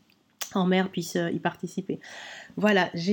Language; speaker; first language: French; native; French